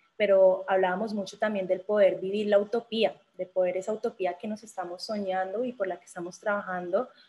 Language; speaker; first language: Spanish; native; Spanish